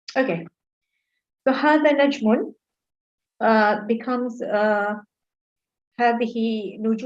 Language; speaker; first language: Arabic; non-native, learner; English